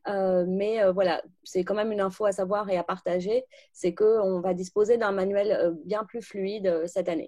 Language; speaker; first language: French; native; French